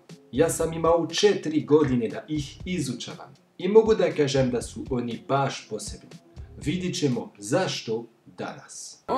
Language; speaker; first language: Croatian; non-native, fluent; French